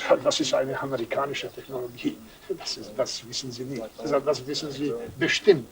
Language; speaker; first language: German; non-native, fluent; Serbian